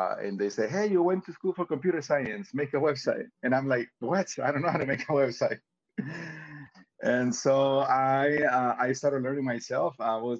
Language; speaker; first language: English; non-native, fluent; Spanish